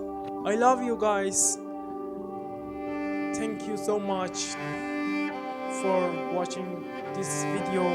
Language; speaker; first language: English; non-native, learner; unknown